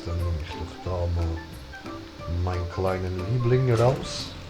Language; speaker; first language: German; native; German